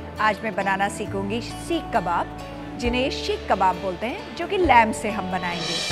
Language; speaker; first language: Hindi; native; Hindi